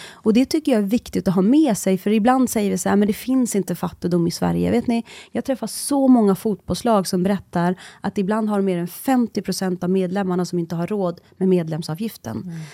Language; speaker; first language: Swedish; early bilingual, other home language; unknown